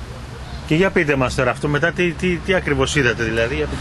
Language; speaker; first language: Greek; native; Greek